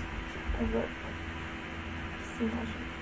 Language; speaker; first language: French; native; French